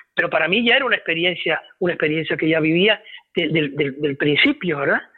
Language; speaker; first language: Spanish; native; Spanish